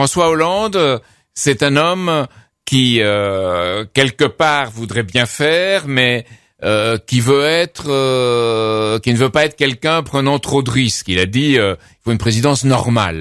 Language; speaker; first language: French; native; French